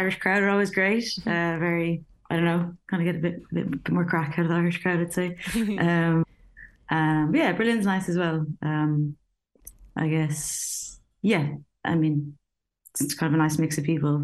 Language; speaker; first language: English; native; English